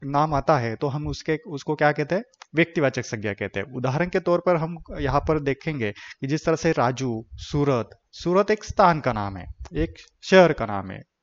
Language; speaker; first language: Hindi; non-native, local second language; Marathi